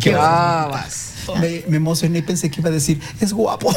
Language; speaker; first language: Spanish; native; Spanish